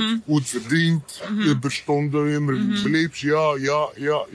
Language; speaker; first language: German; non-native, learner; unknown